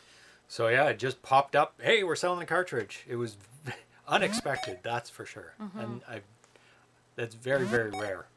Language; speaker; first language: English; native; English